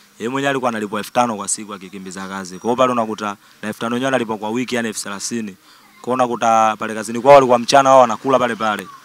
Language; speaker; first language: Swahili; native; Swahili